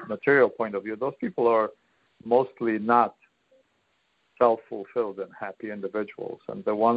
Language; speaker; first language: English; non-native, fluent; Polish